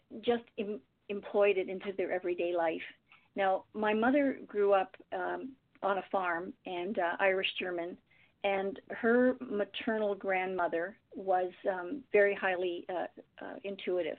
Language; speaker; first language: English; native; English